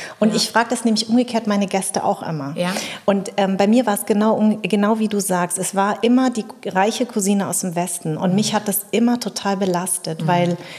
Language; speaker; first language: German; early bilingual, other home language; Vietnamese